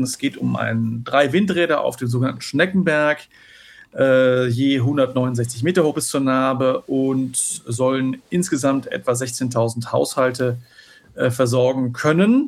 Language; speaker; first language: German; native; German